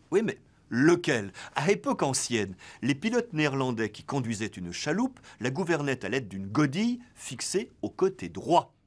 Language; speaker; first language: French; native; French